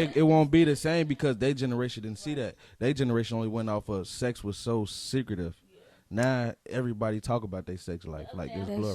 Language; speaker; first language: English; native; English